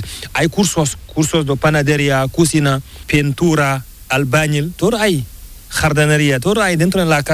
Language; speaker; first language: Spanish; non-native, learner; Fula